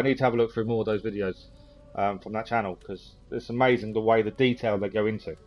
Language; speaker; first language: English; native; English